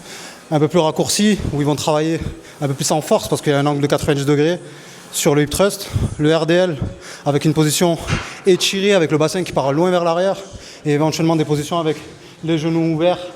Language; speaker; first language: French; native; French